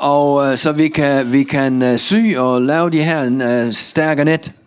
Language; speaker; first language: Danish; non-native, learner; Russian